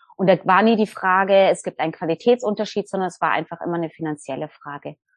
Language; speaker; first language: German; native; German